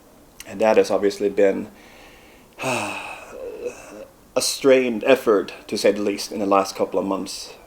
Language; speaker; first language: English; non-native, fluent; Swedish